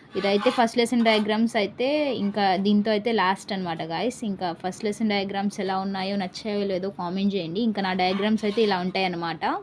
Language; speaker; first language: Telugu; native; Telugu